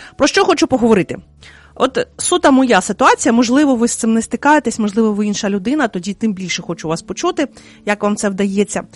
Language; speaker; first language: Ukrainian; native; Ukrainian